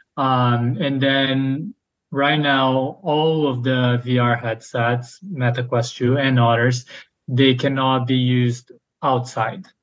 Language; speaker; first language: English; non-native, fluent; Portuguese